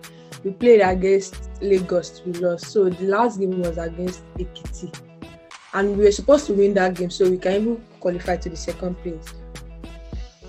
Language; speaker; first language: English; non-native, local second language; Yoruba